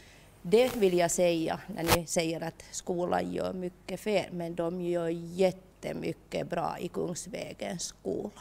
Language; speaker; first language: Swedish; non-native, local second language; Finnish